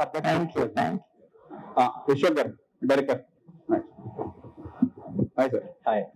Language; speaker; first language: Telugu; native; Telugu